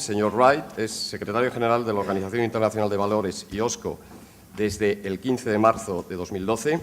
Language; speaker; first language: Spanish; native; Spanish